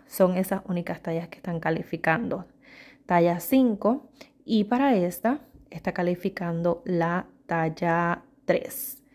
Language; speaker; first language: Spanish; native; Spanish